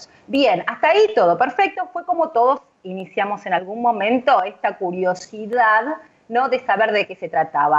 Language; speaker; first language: Spanish; native; Spanish